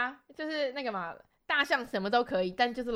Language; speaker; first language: Chinese; native; Chinese